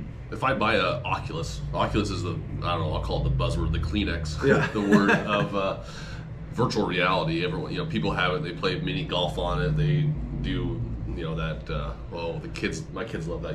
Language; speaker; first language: English; native; English